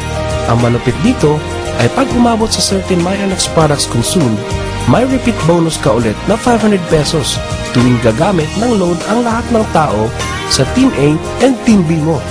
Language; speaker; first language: Filipino; native; Filipino